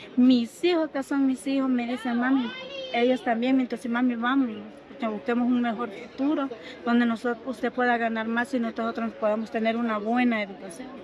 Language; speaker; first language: Spanish; native; Spanish